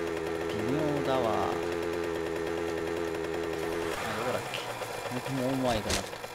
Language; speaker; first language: Japanese; native; Japanese